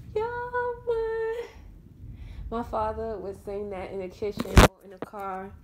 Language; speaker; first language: English; native; English